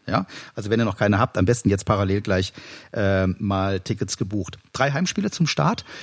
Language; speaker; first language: German; native; German